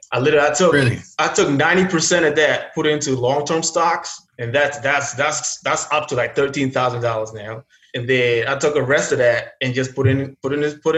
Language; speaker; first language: English; non-native, fluent; Arabic